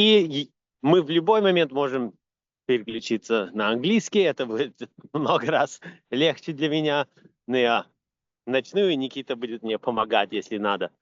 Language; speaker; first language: Russian; early bilingual, other home language; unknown